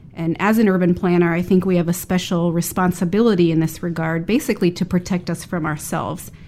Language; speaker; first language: English; native; English